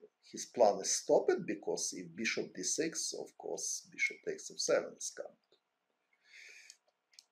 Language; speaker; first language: English; non-native, fluent; Ukrainian